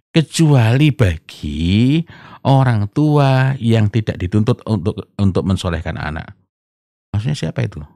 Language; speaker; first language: Indonesian; non-native, local second language; Javanese